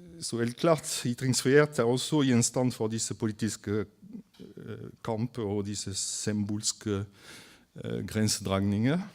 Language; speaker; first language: Norwegian; non-native, fluent; French